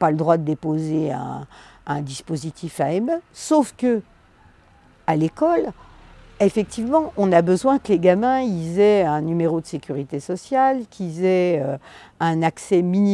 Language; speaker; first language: French; native; French